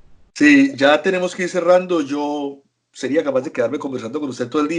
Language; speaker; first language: Spanish; native; Spanish